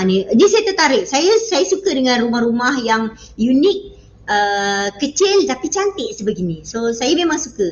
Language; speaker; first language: Malay; native; Malay